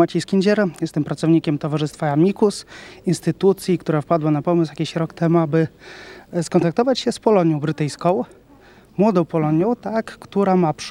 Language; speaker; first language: Polish; native; Polish